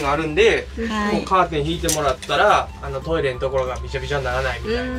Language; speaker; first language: Japanese; native; Japanese